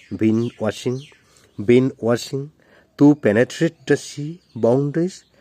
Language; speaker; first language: English; non-native, local second language; Assamese